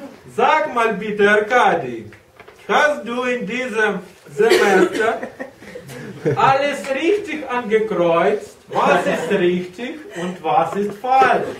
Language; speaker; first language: German; non-native, learner; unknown